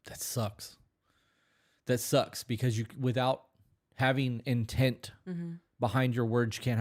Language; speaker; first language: English; native; English